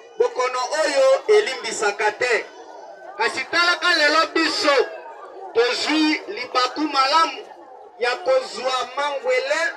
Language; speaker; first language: Lingala; native; Lingala